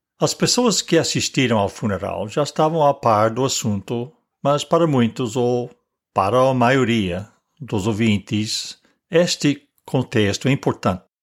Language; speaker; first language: Portuguese; non-native, fluent; English